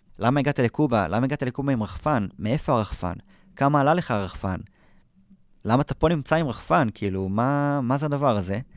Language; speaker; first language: Hebrew; native; Hebrew